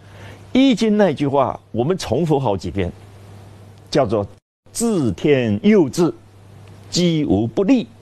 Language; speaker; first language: Chinese; native; Chinese